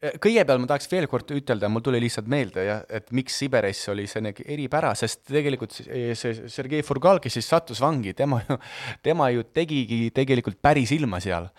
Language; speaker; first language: Estonian; non-native, local second language; Russian